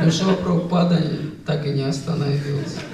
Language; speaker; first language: Russian; native; Russian